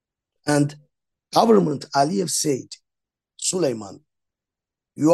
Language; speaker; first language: English; non-native, learner; Azerbaijani